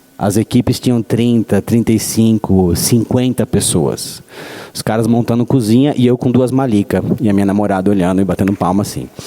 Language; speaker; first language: Portuguese; native; Portuguese